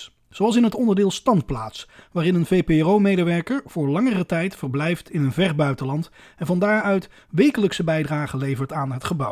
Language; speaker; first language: Dutch; native; Dutch